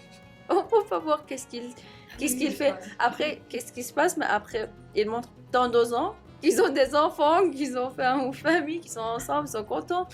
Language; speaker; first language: French; non-native, fluent; Persian